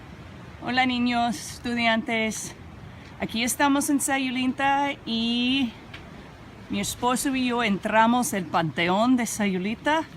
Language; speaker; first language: Spanish; non-native, learner; English